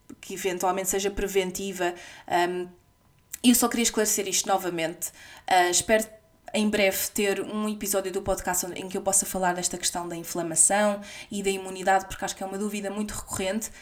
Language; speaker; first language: Portuguese; native; Portuguese